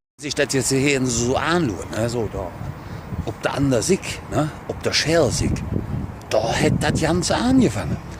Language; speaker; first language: German; native; German